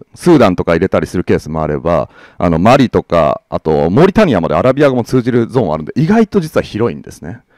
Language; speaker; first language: Japanese; native; Japanese